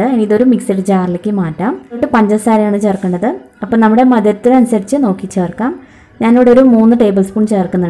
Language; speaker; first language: Malayalam; native; Malayalam